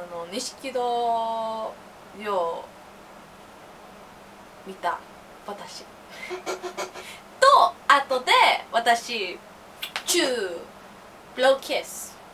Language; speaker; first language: Japanese; non-native, learner; English